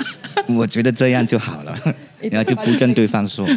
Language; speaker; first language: Chinese; non-native, local second language; Cantonese